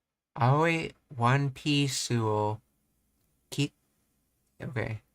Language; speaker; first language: Japanese; non-native, learner; English